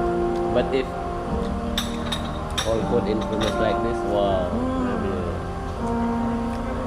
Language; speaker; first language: English; non-native, learner; Indonesian